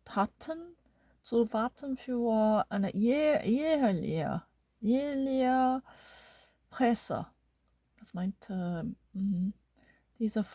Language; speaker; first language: German; non-native, learner; Korean